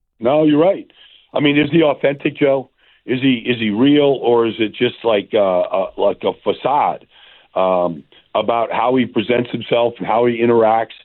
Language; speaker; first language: English; native; English